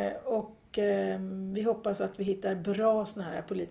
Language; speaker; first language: Swedish; native; Swedish